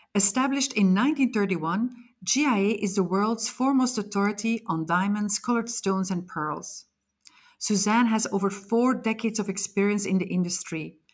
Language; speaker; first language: English; non-native, fluent; Dutch